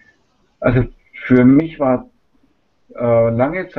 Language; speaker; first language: German; native; German